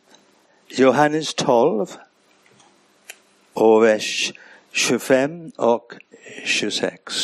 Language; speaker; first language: Swedish; non-native, fluent; English